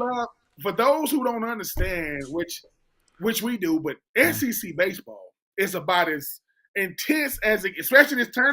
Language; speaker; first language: English; native; English